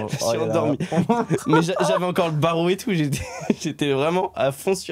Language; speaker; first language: French; native; French